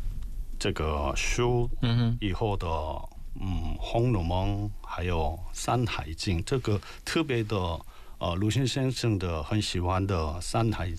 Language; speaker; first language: Chinese; non-native, learner; Korean